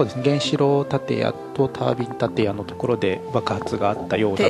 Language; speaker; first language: Japanese; native; Japanese